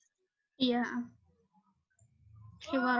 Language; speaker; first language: Arabic; non-native, learner; Indonesian